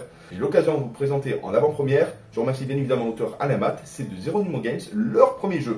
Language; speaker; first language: French; native; French